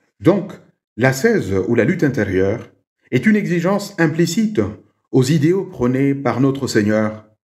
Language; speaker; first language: French; non-native, local second language; Swahili